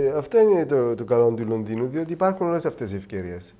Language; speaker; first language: Greek; native; Greek